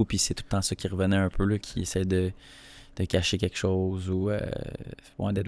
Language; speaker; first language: French; native; French